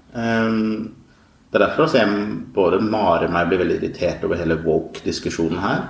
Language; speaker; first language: Norwegian; native; Norwegian